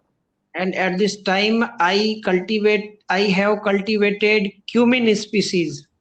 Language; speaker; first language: English; non-native, learner; Rajasthani